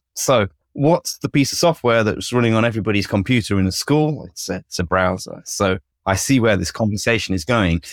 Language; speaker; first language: English; native; English